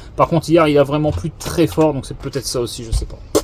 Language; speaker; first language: French; native; French